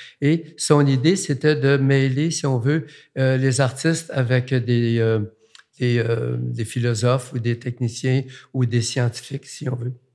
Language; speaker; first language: French; native; French